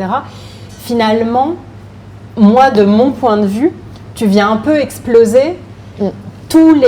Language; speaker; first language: French; native; French